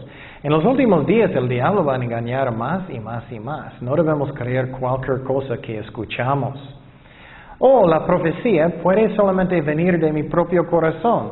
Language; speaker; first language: Spanish; non-native, fluent; English